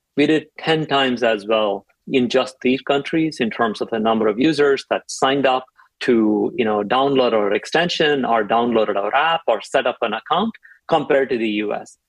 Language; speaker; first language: English; non-native, local second language; Tamil